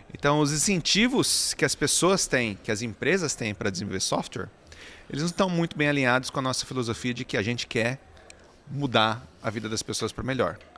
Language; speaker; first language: Portuguese; native; Portuguese